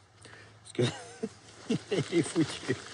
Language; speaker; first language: French; native; French